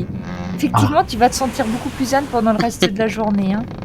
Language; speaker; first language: French; native; French